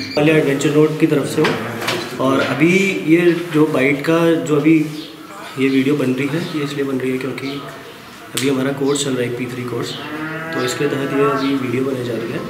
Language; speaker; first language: Hindi; native; Hindi